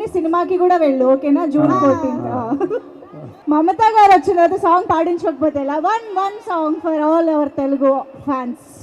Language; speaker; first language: Telugu; native; Telugu